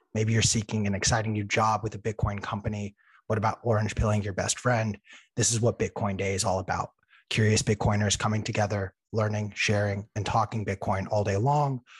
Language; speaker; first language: English; native; English